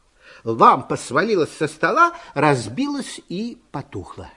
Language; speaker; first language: Russian; native; Russian